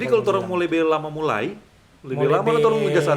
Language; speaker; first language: Indonesian; non-native, local second language; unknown